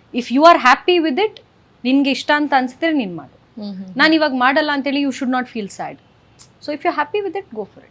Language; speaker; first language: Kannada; non-native, local second language; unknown